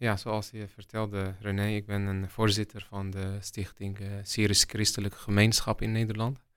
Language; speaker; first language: Dutch; non-native, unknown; Arabic